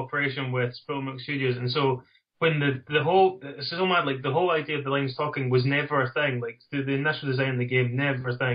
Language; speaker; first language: English; native; English